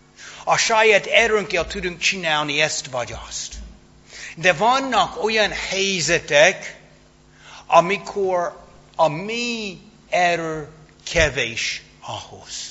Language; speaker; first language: Hungarian; non-native, fluent; English